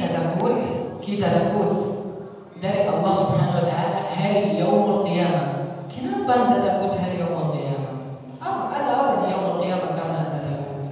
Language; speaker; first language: Indonesian; non-native, learner; Arabic